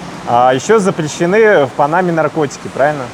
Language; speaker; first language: Russian; native; Russian